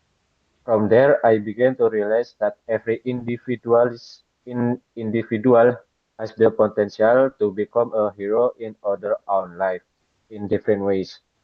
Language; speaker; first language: English; non-native, learner; Indonesian